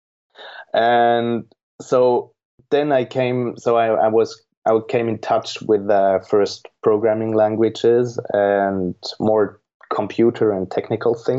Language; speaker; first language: English; non-native, fluent; German